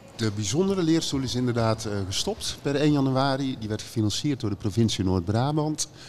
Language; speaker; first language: Dutch; native; Dutch